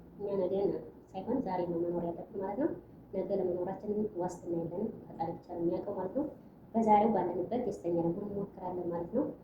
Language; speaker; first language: Amharic; native; Amharic